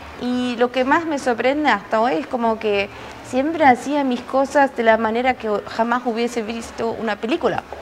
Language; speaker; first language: Spanish; non-native, fluent; German